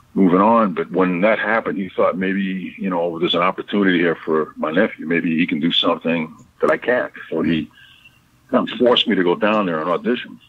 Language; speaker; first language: English; native; English